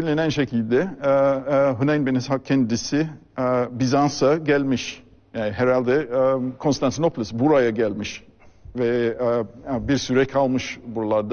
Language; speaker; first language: Turkish; non-native, fluent; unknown